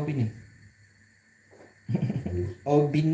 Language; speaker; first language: Turkish; non-native, learner; Filipino